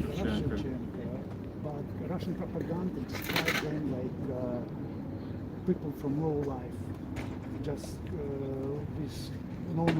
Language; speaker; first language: English; non-native, learner; Ukrainian